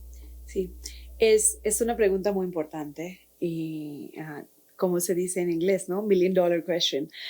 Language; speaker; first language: Spanish; non-native, fluent; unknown